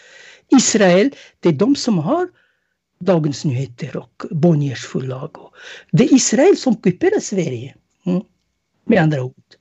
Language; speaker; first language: Swedish; non-native, fluent; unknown